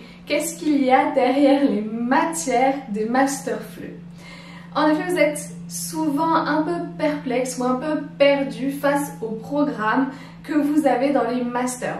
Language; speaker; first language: French; native; French